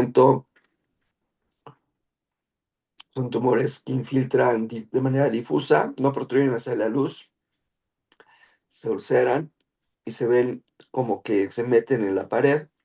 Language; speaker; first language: Spanish; native; Spanish